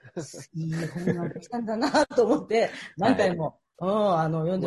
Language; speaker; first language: Japanese; native; Japanese